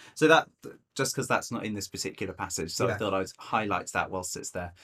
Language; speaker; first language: English; native; English